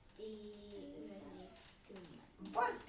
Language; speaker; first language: Finnish; non-native, learner; Norwegian